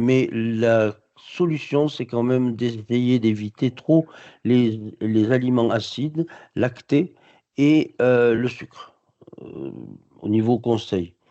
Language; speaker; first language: French; native; French